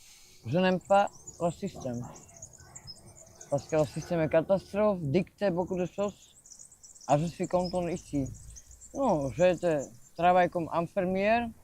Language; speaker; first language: French; non-native, learner; Slovak